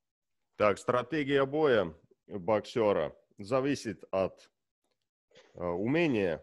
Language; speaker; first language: Russian; non-native, learner; Estonian